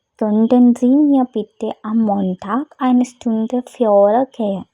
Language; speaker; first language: German; non-native, learner; Malayalam